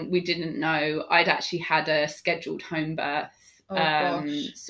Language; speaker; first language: English; native; English